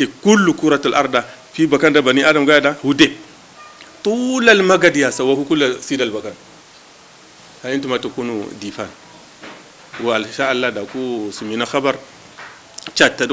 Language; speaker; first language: Arabic; non-native, local second language; Hausa